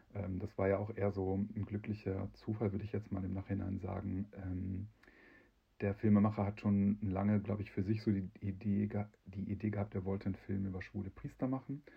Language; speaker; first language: German; native; German